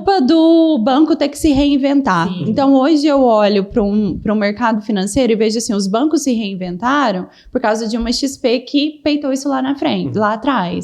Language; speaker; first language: Portuguese; native; Portuguese